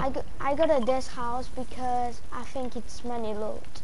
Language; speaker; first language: English; non-native, learner; Portuguese